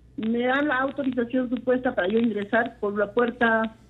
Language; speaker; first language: Spanish; native; Spanish